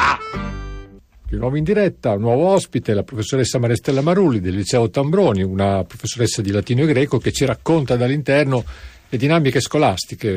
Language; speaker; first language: Italian; native; Italian